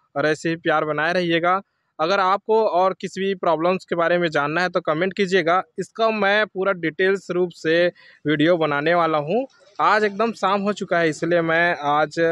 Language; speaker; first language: Hindi; native; Hindi